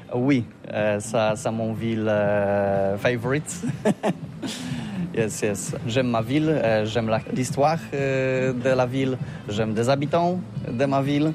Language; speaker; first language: French; non-native, learner; Polish